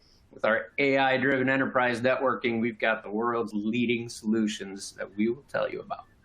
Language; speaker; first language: English; native; English